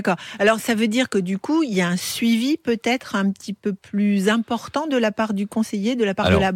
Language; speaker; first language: French; native; French